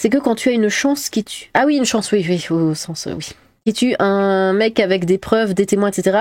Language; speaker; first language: French; native; French